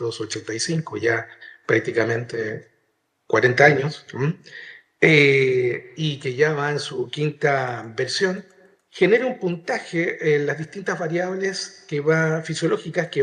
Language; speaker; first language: Spanish; native; Spanish